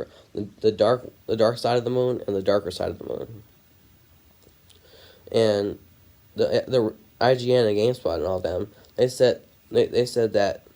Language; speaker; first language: English; native; English